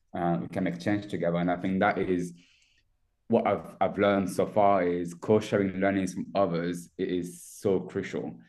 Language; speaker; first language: English; non-native, fluent; French